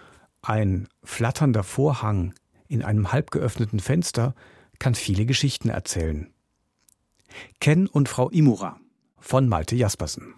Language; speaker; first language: German; native; German